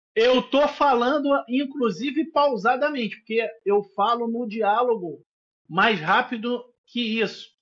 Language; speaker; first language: Portuguese; native; Portuguese